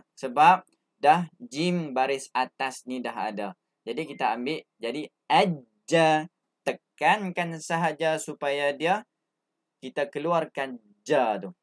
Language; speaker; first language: Malay; native; Malay